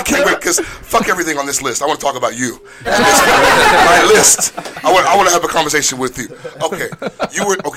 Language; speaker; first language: English; early bilingual, other home language; Haitian Creole